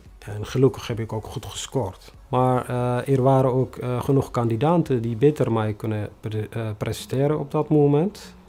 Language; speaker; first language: Dutch; non-native, fluent; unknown